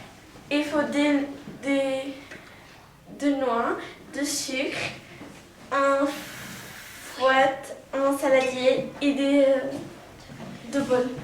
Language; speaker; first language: French; non-native, learner; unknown